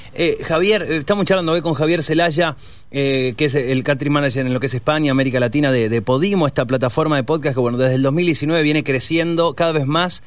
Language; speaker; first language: Spanish; native; Spanish